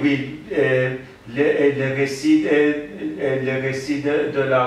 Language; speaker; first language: French; non-native, learner; Turkish